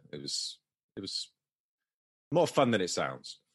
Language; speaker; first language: English; native; English